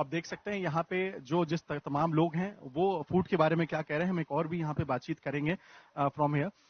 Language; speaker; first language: Hindi; native; Hindi